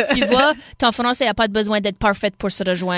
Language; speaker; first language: French; native; French